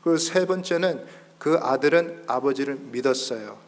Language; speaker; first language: Korean; early bilingual, heritage; Korean